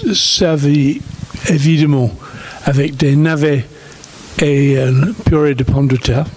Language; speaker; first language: French; non-native, fluent; English